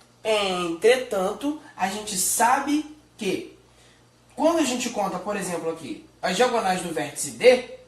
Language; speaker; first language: Portuguese; native; Portuguese